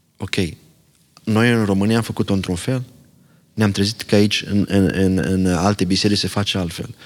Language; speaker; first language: Romanian; non-native, local second language; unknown